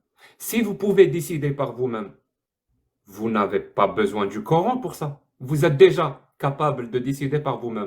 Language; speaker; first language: French; native; French